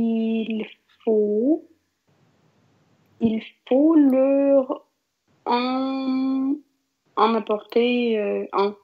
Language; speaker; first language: French; non-native, learner; Russian